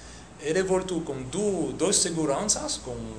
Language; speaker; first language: Portuguese; non-native, fluent; French